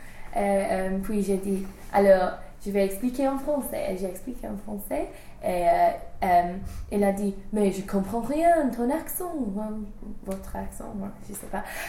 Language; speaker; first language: French; non-native, learner; English